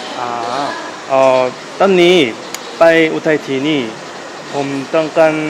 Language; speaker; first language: Thai; non-native, learner; Korean